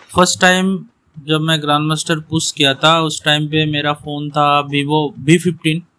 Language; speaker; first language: Hindi; non-native, local second language; Bangla